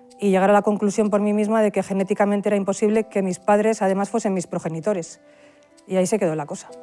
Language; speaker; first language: Spanish; native; Spanish